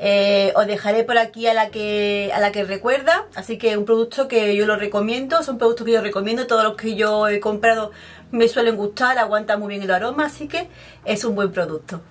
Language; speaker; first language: Spanish; native; Spanish